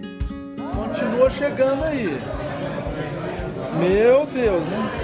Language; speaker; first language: Portuguese; native; Portuguese